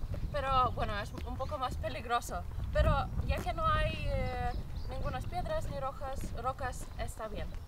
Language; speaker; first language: Spanish; non-native, fluent; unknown